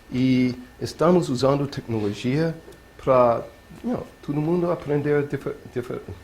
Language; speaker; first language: Portuguese; non-native, learner; English